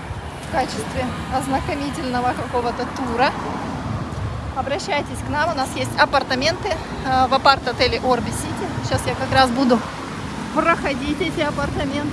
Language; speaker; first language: Russian; native; Russian